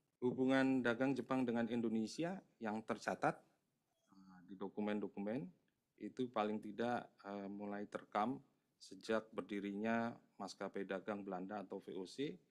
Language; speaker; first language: Indonesian; native; Indonesian